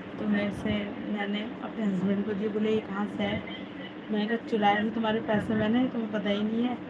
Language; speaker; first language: Hindi; native; Hindi